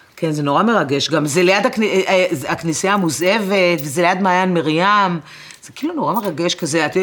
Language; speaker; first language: Hebrew; non-native, fluent; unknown